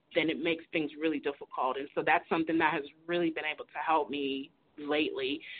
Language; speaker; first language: English; native; English